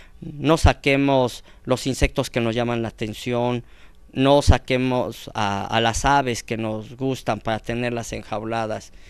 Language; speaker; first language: Spanish; native; Spanish